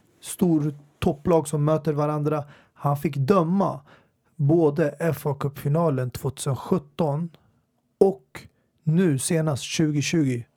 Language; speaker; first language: Swedish; native; Swedish